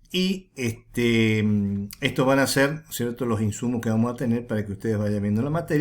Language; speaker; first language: Spanish; native; Spanish